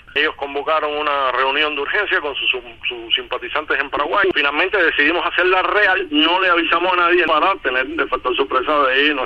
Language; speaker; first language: Spanish; native; Spanish